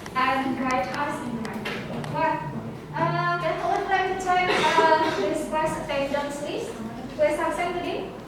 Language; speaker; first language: English; non-native, learner; Indonesian